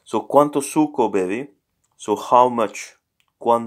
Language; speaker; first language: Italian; non-native, learner; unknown